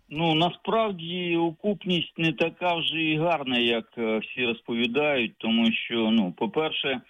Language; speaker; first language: Ukrainian; native; Ukrainian